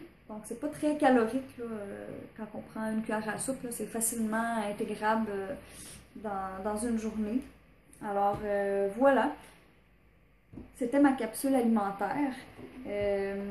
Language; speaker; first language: French; native; French